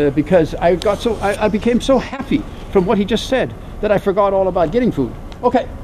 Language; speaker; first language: English; non-native, fluent; Danish